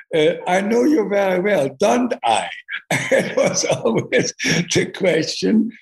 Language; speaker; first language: English; non-native, fluent; German